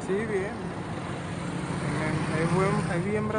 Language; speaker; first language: Portuguese; non-native, learner; Spanish